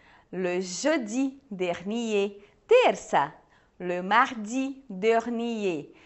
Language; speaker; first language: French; non-native, fluent; Portuguese